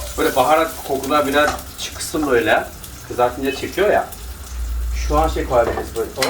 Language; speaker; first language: Turkish; non-native, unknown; Chinese